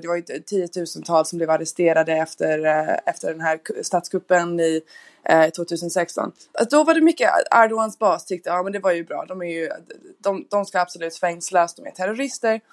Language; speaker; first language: Swedish; non-native, fluent; English